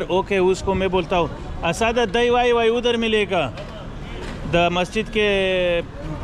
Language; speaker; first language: Hindi; non-native, learner; Pashto